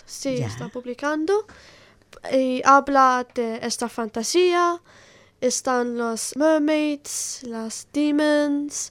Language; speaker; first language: Spanish; non-native, learner; Italian